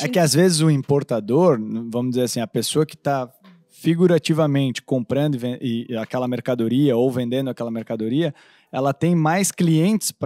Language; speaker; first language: Portuguese; native; Portuguese